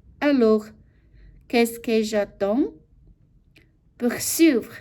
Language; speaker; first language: French; non-native, learner; Chinese